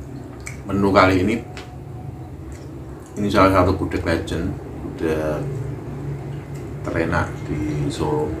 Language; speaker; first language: Indonesian; native; Indonesian